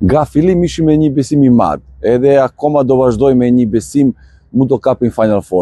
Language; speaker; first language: Albanian; non-native, learner; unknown